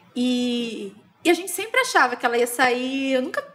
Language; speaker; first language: Portuguese; native; Portuguese